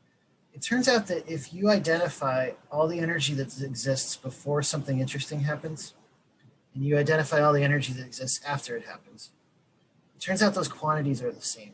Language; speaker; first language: English; native; English